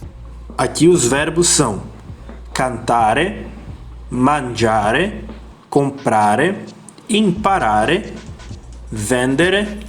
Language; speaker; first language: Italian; non-native, fluent; Portuguese